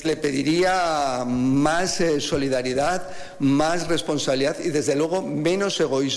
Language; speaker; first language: Spanish; native; Spanish